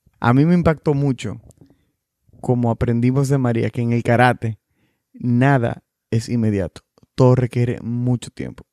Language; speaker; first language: Spanish; native; Spanish